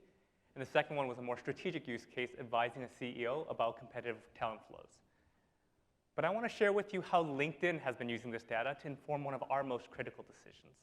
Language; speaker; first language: English; native; English